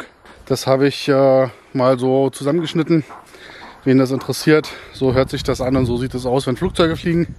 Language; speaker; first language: German; native; German